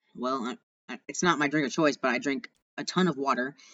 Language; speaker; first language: English; native; English